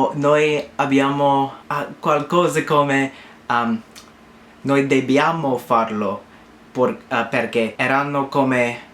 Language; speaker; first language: Italian; non-native, learner; English